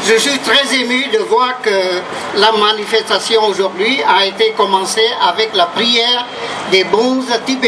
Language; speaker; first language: French; non-native, fluent; Vietnamese